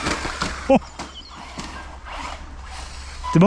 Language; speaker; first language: French; native; French